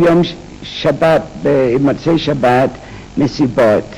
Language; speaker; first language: Hebrew; non-native, fluent; English